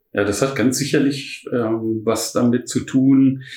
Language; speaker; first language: German; native; German